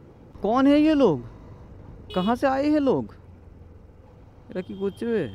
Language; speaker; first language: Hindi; non-native, local second language; Bangla